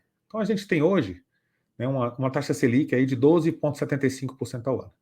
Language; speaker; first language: Portuguese; native; Portuguese